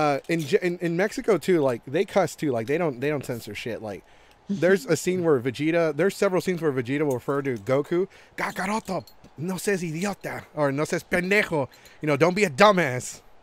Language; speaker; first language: English; early bilingual, other home language; Spanish